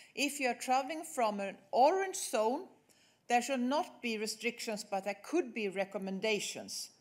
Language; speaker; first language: English; non-native, fluent; Swedish